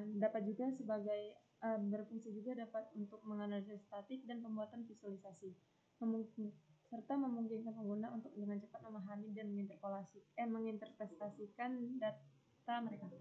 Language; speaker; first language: Indonesian; native; Indonesian